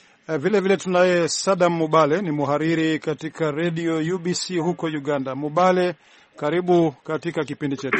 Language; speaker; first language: Swahili; non-native, local second language; Rundi